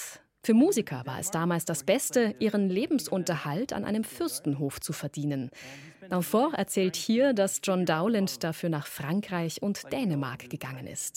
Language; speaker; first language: German; native; German